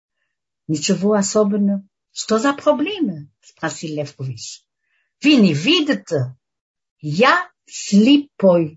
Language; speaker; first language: Russian; early bilingual, heritage; Russian